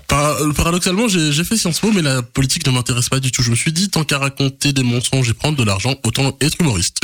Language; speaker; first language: French; early bilingual, other home language; Lingala